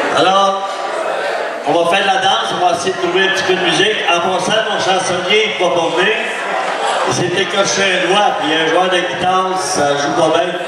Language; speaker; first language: French; native; French